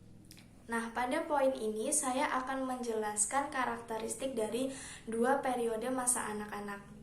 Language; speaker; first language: Indonesian; native; Indonesian